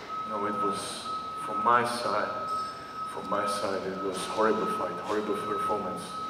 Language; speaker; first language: English; non-native, fluent; Czech